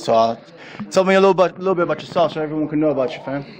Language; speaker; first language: English; early bilingual, other home language; Spanish